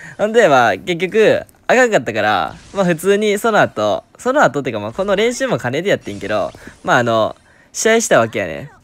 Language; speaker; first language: Japanese; native; Japanese